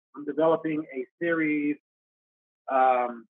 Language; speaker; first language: English; native; English